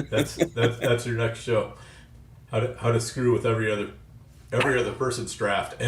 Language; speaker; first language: English; native; English